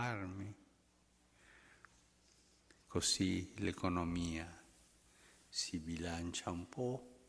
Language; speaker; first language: Italian; non-native, fluent; Spanish